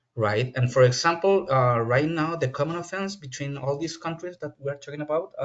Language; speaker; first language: English; non-native, fluent; Spanish